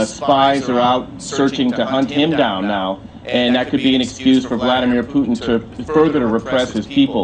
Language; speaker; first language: English; native; English